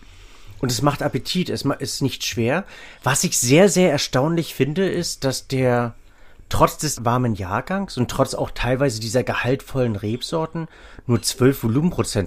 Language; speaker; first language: German; native; German